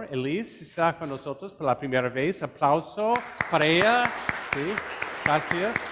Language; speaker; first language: Spanish; non-native, fluent; English